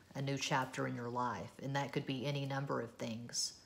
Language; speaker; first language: English; native; English